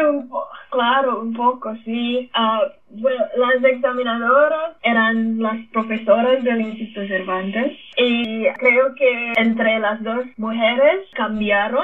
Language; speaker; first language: Spanish; non-native, fluent; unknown